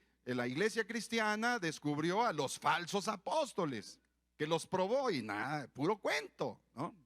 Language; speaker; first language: Spanish; native; Spanish